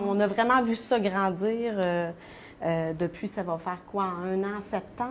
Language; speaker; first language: French; native; French